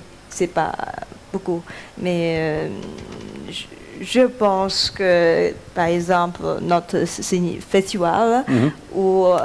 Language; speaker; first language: French; non-native, learner; Chinese